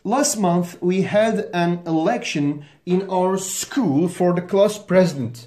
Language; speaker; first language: English; non-native, fluent; Turkish